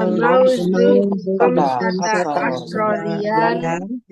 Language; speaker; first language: Arabic; non-native, learner; Indonesian